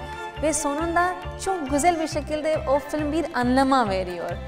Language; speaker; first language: Turkish; non-native, learner; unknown